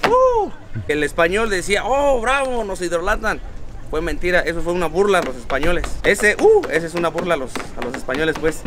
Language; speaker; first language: Spanish; non-native, local second language; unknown